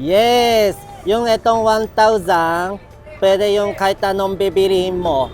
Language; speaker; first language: Filipino; non-native, learner; Japanese